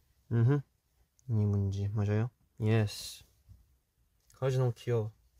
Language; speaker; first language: Korean; early bilingual, heritage; Korean